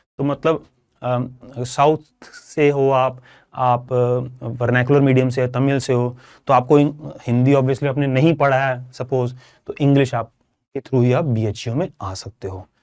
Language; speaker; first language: Hindi; non-native, local second language; Punjabi